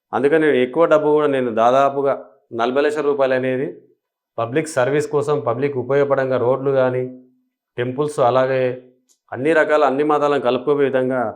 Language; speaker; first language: Telugu; native; Telugu